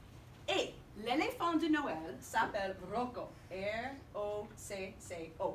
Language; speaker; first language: French; non-native, fluent; English